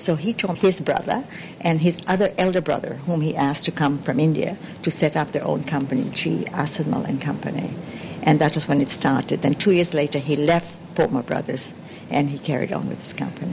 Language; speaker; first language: English; non-native, local second language; Sindhi